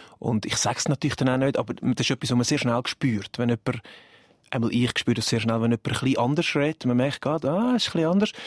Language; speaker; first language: German; native; German